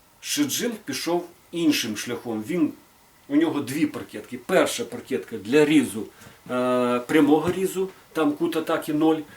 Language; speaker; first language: Ukrainian; non-native, local second language; Russian